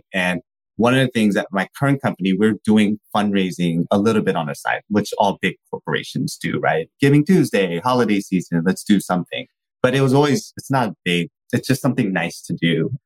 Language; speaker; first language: English; native; English